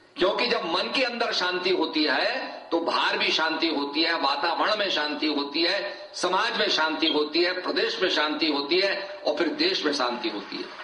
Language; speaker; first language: Hindi; native; Hindi